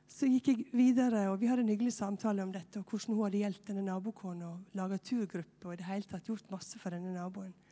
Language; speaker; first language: Norwegian; native; Norwegian